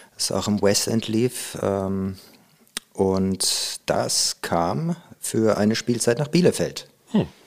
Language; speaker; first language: German; native; German